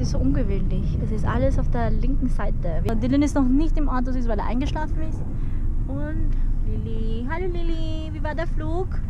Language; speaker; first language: German; non-native, fluent; Filipino